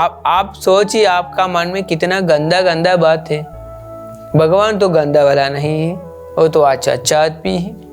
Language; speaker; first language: Hindi; non-native, local second language; Sinhala